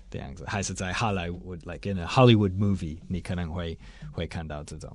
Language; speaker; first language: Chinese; non-native, fluent; English